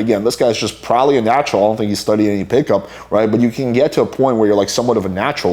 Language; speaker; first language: English; native; English